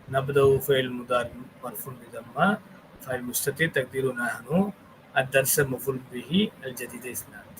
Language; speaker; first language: Arabic; non-native, fluent; Tamil